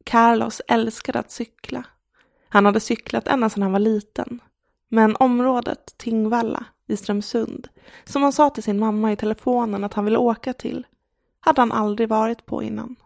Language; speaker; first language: Swedish; native; Swedish